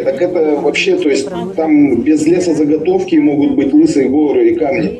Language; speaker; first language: Russian; native; Russian